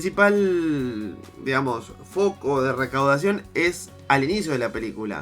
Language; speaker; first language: Spanish; native; Spanish